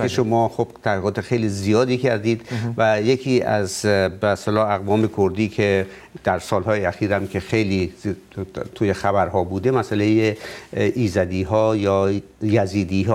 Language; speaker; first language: Persian; native; Persian